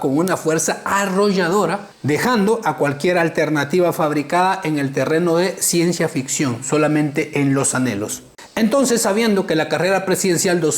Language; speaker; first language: Spanish; native; Spanish